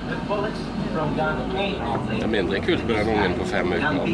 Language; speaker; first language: Norwegian; native; Norwegian